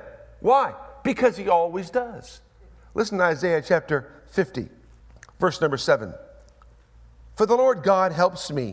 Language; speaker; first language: English; native; English